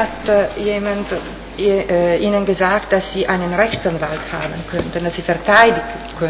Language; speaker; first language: German; non-native, fluent; Italian